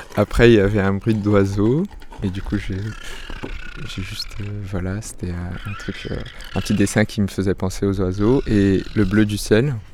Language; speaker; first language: French; non-native, fluent; Portuguese